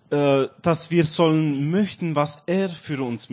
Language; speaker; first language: German; non-native, learner; Romanian